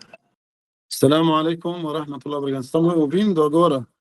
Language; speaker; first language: Portuguese; non-native, fluent; Arabic